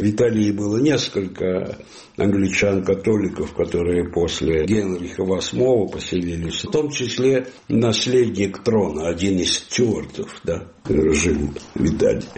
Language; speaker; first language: Russian; non-native, fluent; Italian